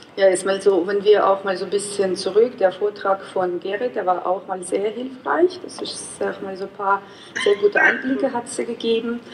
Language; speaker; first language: German; non-native, fluent; Russian